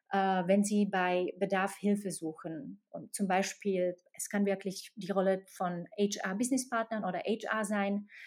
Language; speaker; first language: German; non-native, fluent; Slovak